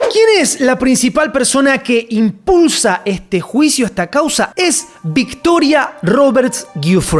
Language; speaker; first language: Spanish; native; Spanish